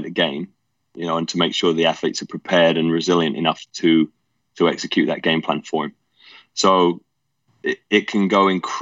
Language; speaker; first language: English; native; English